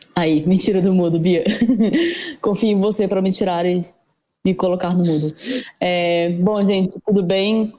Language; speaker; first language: Portuguese; native; Portuguese